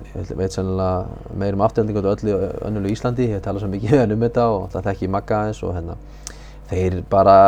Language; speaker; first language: Icelandic; native; Icelandic